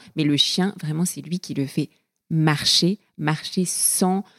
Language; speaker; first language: French; native; French